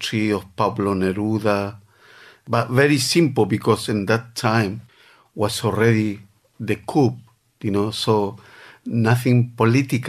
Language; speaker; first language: English; non-native, fluent; Spanish